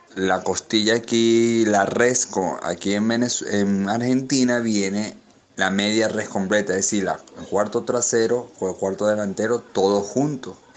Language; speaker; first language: Spanish; native; Spanish